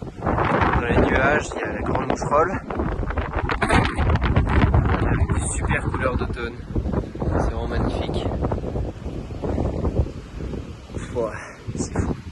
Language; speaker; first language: French; native; French